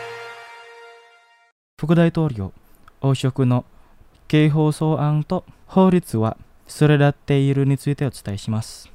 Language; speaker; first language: Japanese; non-native, fluent; Indonesian